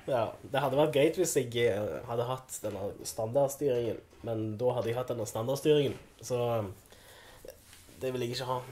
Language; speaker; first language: Norwegian; native; Norwegian